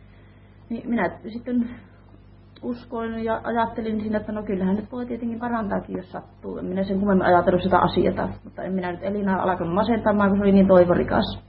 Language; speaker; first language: Finnish; native; Finnish